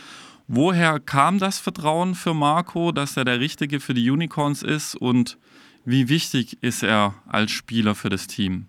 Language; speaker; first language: German; native; German